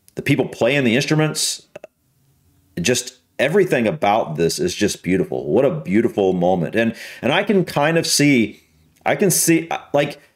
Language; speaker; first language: English; native; English